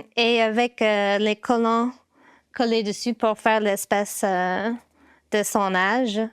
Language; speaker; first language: French; non-native, fluent; English